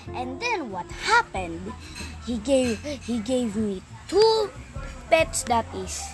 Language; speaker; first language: English; non-native, fluent; Arabic